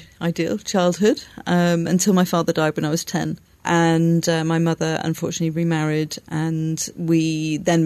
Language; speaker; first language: English; native; English